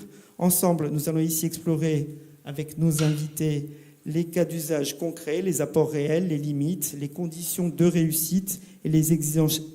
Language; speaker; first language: French; native; French